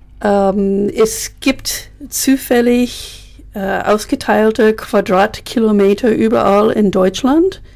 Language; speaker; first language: German; non-native, fluent; English